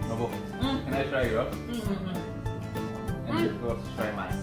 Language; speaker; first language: English; non-native, learner; Korean